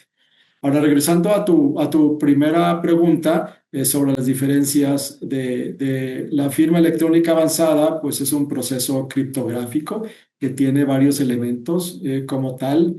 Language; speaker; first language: Spanish; native; Spanish